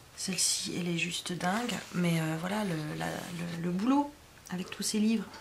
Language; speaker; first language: French; native; French